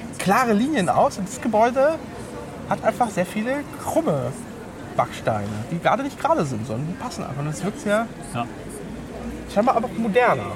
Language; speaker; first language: German; early bilingual, other home language; Polish